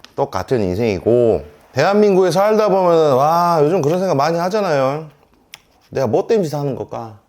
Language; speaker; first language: Korean; native; Korean